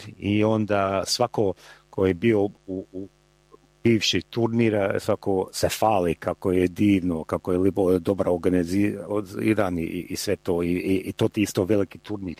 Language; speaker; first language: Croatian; early bilingual, heritage; Croatian